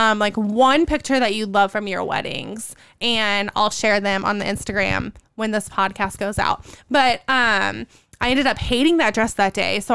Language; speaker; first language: English; native; English